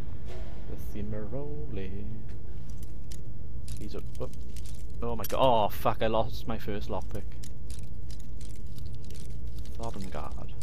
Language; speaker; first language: English; native; English